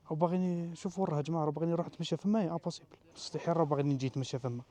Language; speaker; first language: Arabic; native; Arabic